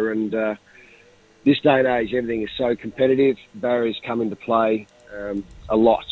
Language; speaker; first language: English; native; English